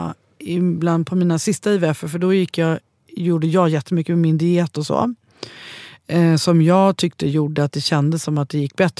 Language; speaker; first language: Swedish; native; Swedish